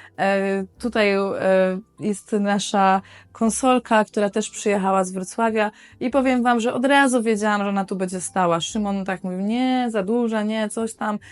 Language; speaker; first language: Polish; native; Polish